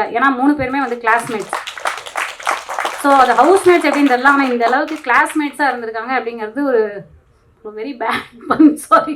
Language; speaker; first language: Tamil; native; Tamil